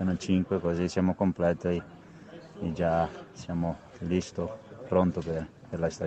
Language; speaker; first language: Italian; non-native, fluent; Portuguese